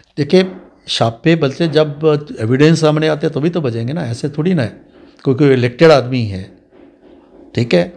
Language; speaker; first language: Hindi; non-native, local second language; Dogri